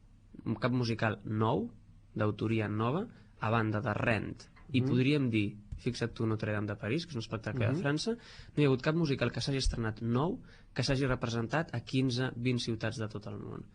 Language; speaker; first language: Catalan; native; Catalan